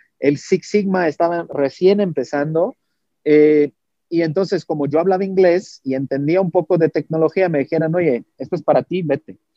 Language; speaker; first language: Spanish; non-native, fluent; Portuguese